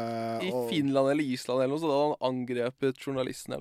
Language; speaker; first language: Norwegian; native; Norwegian